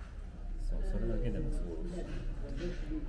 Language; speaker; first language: Japanese; native; Japanese